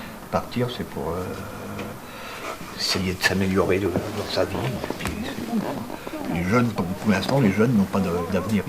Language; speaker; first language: French; native; French